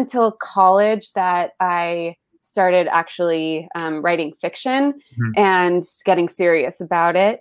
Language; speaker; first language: English; early bilingual, other home language; Spanish